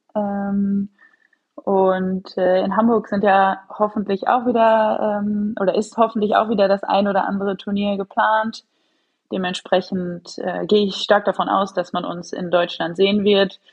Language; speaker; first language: German; native; German